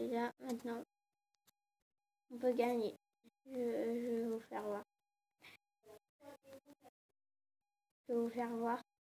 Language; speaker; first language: French; native; French